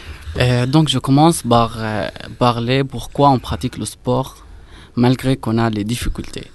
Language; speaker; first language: French; non-native, fluent; Arabic